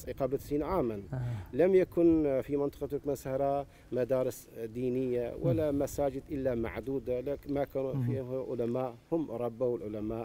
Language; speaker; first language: Arabic; non-native, fluent; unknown